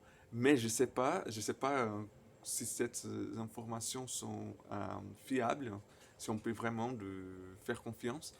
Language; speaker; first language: French; non-native, fluent; Portuguese